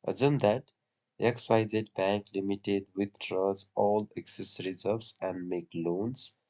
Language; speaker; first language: English; non-native, local second language; Nepali